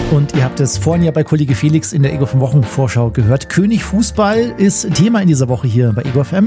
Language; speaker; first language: German; native; German